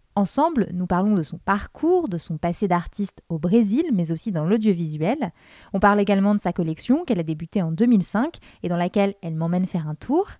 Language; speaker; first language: French; native; French